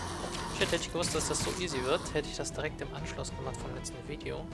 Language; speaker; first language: German; native; German